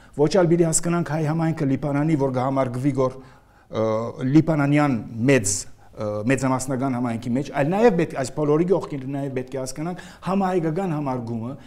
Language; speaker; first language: Armenian; early bilingual, heritage; Armenian